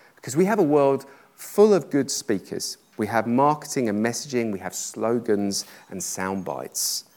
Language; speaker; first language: English; native; English